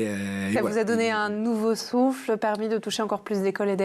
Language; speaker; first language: French; native; French